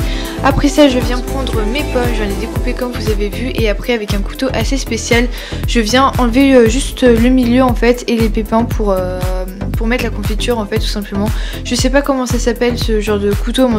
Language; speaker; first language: French; native; French